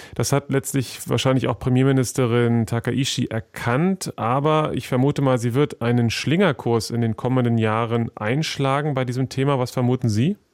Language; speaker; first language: German; native; German